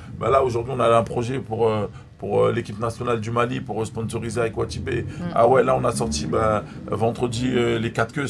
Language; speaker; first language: French; early bilingual, other home language; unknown